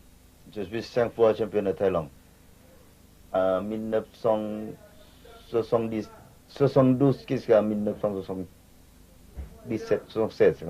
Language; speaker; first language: French; non-native, learner; Thai